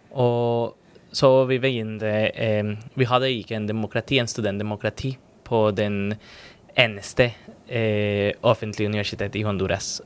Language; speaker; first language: Norwegian; non-native, fluent; Spanish